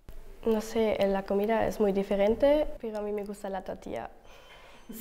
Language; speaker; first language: Spanish; non-native, learner; German